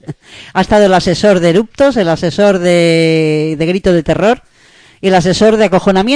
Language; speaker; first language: Spanish; native; Spanish